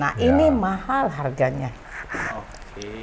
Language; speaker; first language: Indonesian; native; Indonesian